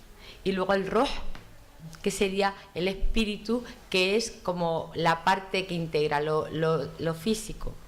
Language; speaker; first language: Spanish; native; Spanish